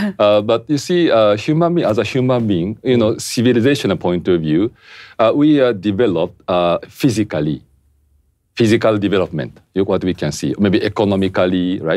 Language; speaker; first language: English; non-native, fluent; Japanese